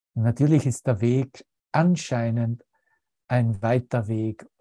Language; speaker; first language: German; native; German